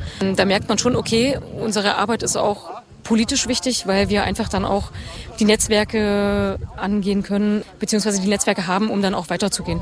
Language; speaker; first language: German; native; German